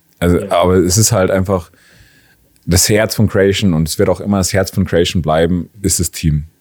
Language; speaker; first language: German; native; German